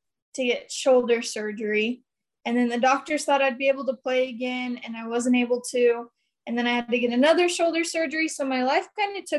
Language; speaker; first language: English; native; English